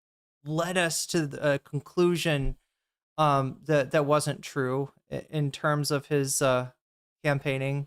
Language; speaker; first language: English; native; English